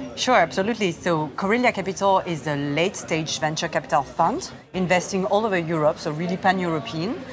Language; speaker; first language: English; non-native, fluent; Korean